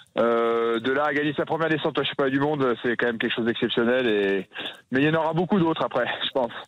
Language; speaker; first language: French; native; French